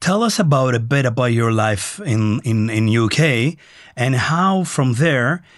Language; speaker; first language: English; non-native, fluent; Greek